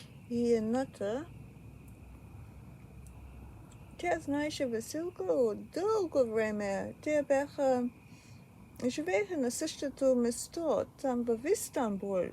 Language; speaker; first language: Bulgarian; early bilingual, heritage; Bulgarian